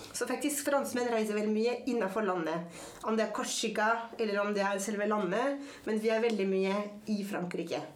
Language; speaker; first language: Norwegian; non-native, fluent; French